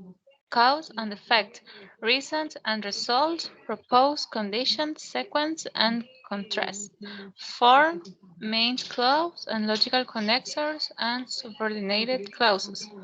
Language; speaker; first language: English; non-native, learner; Spanish